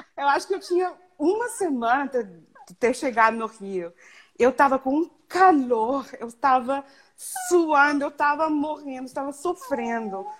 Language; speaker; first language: Portuguese; non-native, fluent; Spanish